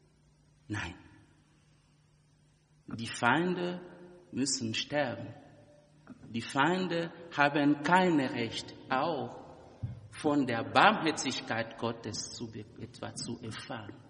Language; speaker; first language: German; non-native, fluent; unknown